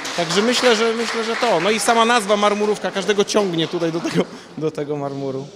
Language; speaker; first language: Polish; native; Polish